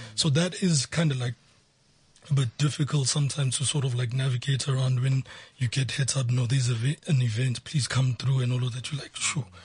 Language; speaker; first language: English; non-native, local second language; Zulu